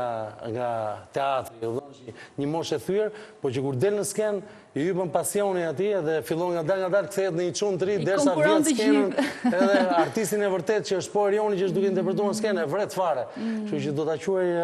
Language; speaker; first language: Albanian; native; Albanian